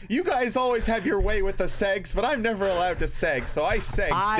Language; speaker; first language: English; native; English